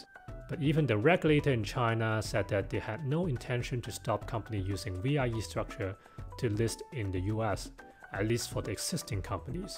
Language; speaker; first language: English; non-native, local second language; Cantonese